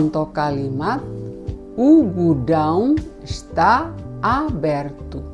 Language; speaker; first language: Portuguese; non-native, fluent; Indonesian